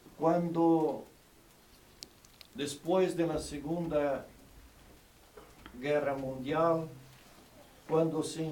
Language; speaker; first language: Spanish; non-native, fluent; Portuguese